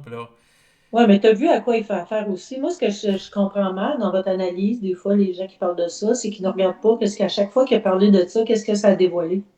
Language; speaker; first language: French; native; French